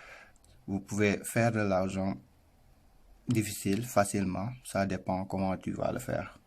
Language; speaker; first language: French; non-native, local second language; Wolof